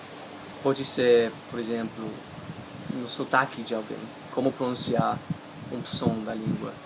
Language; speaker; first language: Portuguese; non-native, fluent; English